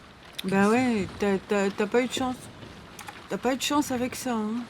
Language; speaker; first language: French; native; French